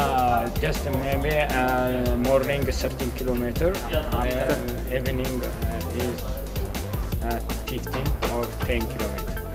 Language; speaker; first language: English; non-native, learner; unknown